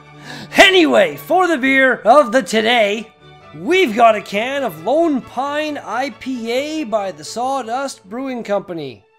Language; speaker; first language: English; native; English